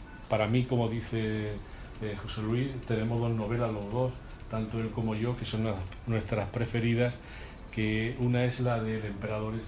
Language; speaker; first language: Spanish; native; Spanish